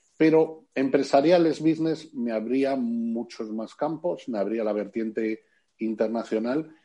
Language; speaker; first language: Spanish; native; Spanish